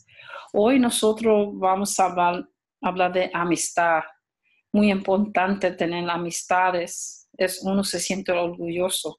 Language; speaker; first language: Spanish; early bilingual, heritage; Spanish